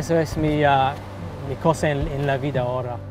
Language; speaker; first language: Spanish; non-native, learner; English